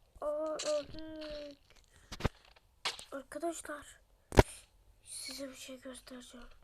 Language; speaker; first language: Turkish; native; Turkish